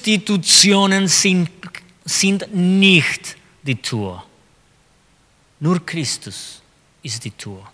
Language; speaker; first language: German; non-native, fluent; Spanish